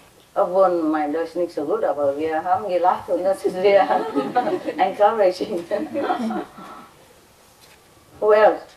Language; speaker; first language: German; non-native, learner; Vietnamese